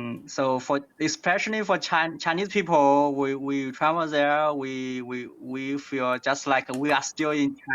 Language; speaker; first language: English; non-native, learner; Chinese